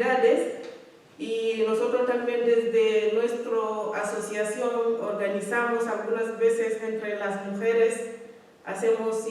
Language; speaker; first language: Spanish; non-native, learner; Fula